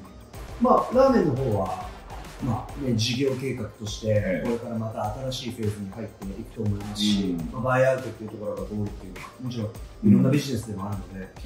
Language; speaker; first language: Japanese; native; Japanese